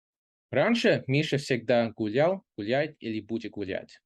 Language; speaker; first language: Russian; non-native, fluent; English